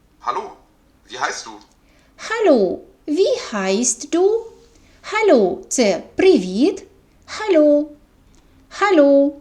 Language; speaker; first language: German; non-native, fluent; Ukrainian